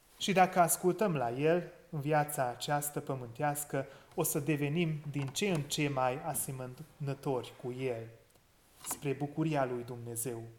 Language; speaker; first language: Romanian; non-native, local second language; Hungarian